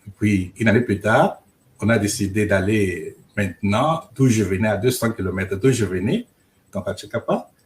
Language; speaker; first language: French; non-native, local second language; Luba-Lulua